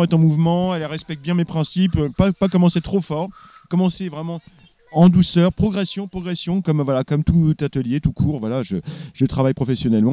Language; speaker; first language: French; native; French